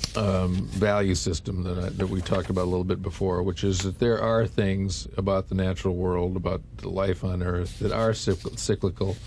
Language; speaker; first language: English; native; English